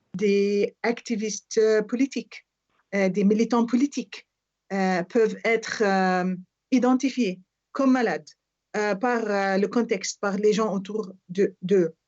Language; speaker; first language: French; non-native, fluent; Arabic